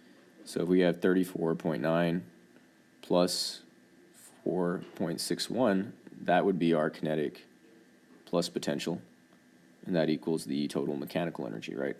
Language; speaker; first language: English; native; English